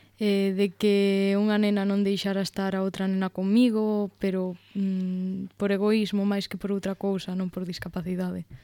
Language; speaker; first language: Galician; native; Galician